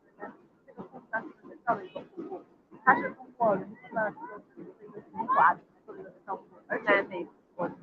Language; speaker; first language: Chinese; native; Chinese